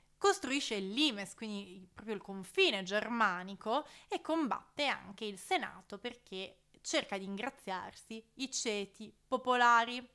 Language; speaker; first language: Italian; native; Italian